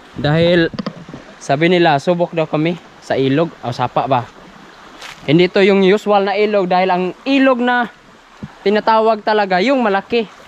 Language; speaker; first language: Filipino; non-native, local second language; Cebuano